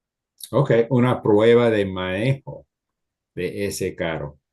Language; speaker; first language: Spanish; non-native, fluent; English